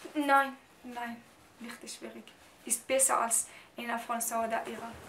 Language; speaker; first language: German; non-native, learner; Persian